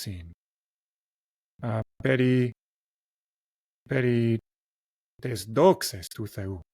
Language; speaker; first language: Greek; non-native, learner; English